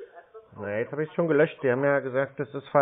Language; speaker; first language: German; native; German